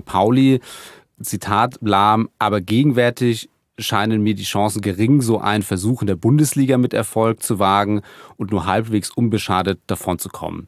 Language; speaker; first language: German; native; German